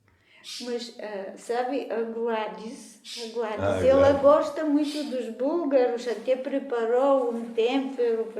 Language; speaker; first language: Portuguese; non-native, fluent; Bulgarian